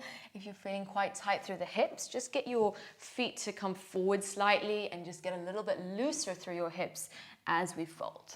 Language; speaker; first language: English; native; English